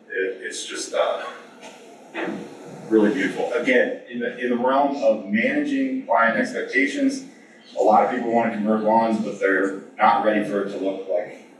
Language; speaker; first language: English; native; English